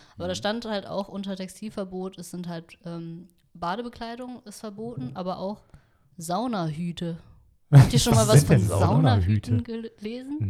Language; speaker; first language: German; early bilingual, other home language; Vietnamese